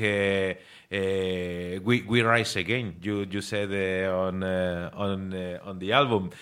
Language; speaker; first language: English; non-native, learner; Spanish